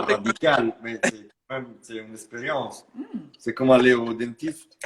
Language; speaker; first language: French; non-native, fluent; Italian